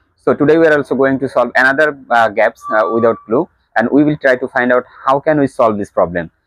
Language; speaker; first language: English; non-native, local second language; Bangla